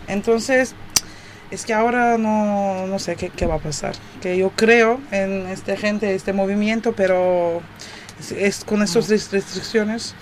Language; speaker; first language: Spanish; non-native, learner; Turkish